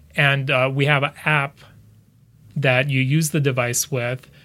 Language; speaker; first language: English; native; English